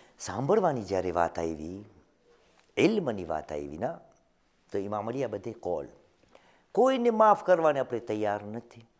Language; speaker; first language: Gujarati; early bilingual, heritage; Gujarati